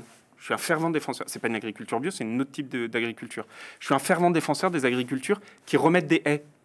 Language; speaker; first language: French; native; French